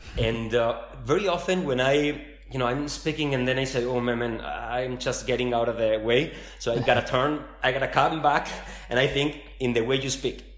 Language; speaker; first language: English; non-native, fluent; Spanish